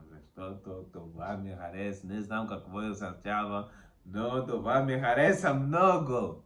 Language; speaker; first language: Bulgarian; non-native, learner; Portuguese